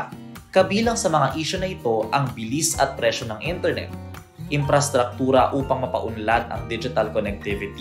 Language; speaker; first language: Filipino; native; Filipino